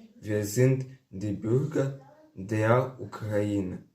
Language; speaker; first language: German; non-native, fluent; Ukrainian